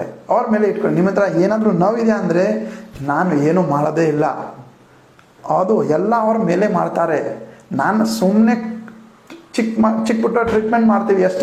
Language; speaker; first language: Kannada; non-native, local second language; Gujarati